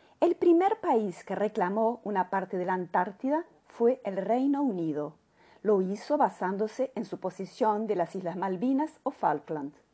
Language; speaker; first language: Spanish; non-native, fluent; Portuguese